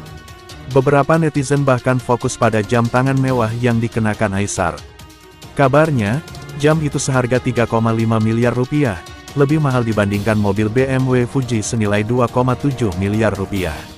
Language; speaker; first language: Indonesian; native; Indonesian